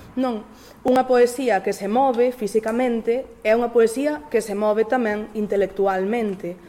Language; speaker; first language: Galician; non-native, local second language; Spanish